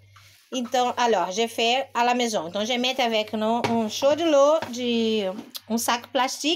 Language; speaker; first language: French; non-native, learner; Portuguese